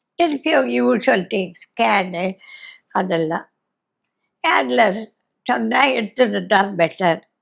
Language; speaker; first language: Tamil; native; Tamil